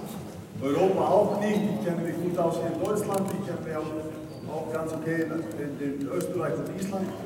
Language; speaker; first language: German; non-native, fluent; Icelandic